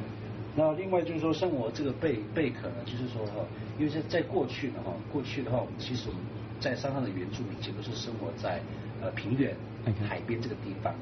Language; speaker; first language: Chinese; native; Chinese